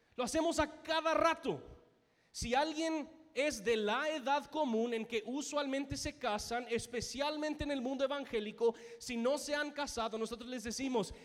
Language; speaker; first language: Spanish; non-native, fluent; English